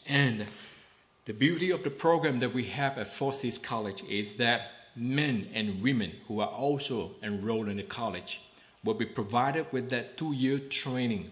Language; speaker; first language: English; non-native, local second language; Min Nan Chinese